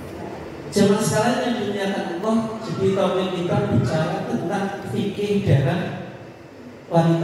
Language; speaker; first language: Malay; non-native, local second language; Javanese